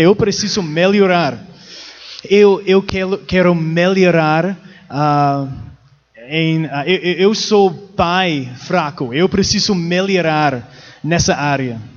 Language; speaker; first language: Portuguese; non-native, learner; English